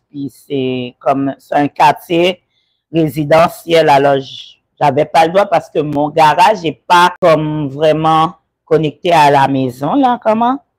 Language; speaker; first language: French; non-native, local second language; Haitian Creole